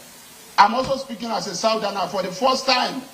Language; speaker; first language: English; non-native, local second language; Yoruba